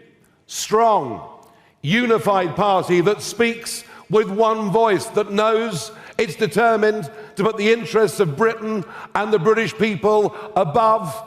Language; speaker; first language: English; native; English